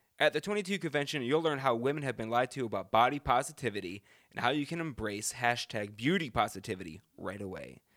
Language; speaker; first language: English; native; English